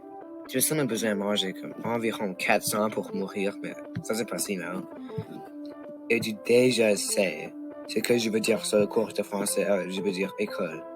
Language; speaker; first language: French; non-native, local second language; English